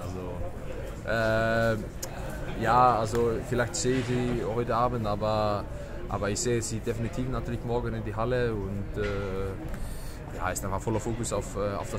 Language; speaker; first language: German; non-native, fluent; Icelandic